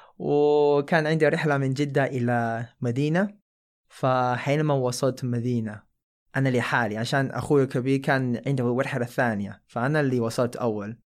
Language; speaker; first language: Arabic; non-native, fluent; Chinese